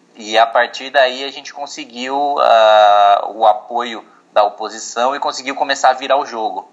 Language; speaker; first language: Portuguese; native; Portuguese